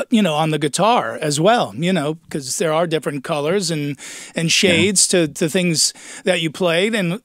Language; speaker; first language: English; native; English